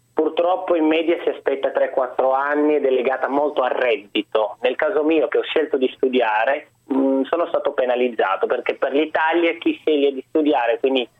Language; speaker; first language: Italian; early bilingual, other home language; Arabic